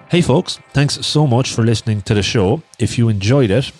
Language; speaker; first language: English; native; English